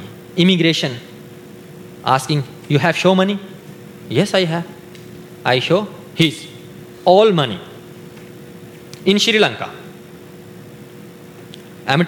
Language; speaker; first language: English; non-native, learner; Urdu